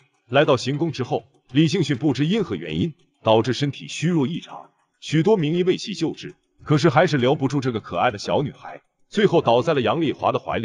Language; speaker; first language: Chinese; native; Chinese